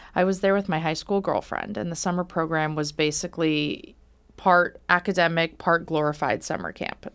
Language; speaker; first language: English; native; English